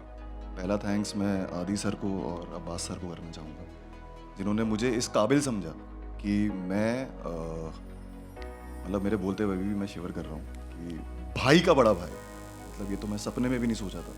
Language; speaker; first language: Hindi; native; Hindi